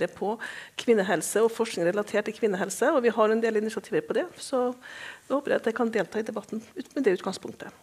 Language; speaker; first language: Norwegian; native; Norwegian